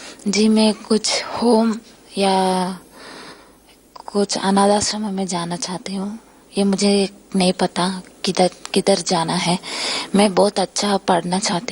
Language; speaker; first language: Hindi; non-native, local second language; Telugu